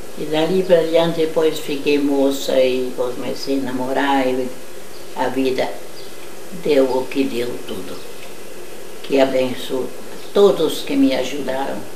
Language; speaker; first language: Portuguese; early bilingual, other home language; German